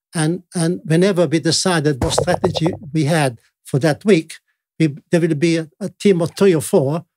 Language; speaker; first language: English; non-native, fluent; Italian